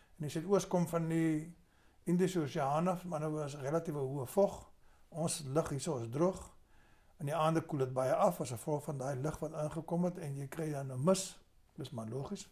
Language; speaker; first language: Afrikaans; native; Afrikaans